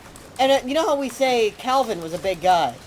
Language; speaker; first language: English; native; English